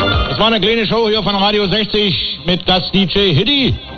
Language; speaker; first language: German; native; German